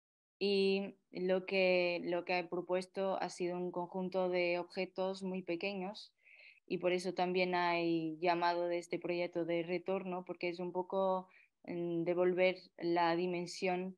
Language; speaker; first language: Spanish; non-native, fluent; Portuguese